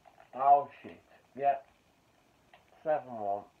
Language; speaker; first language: English; native; English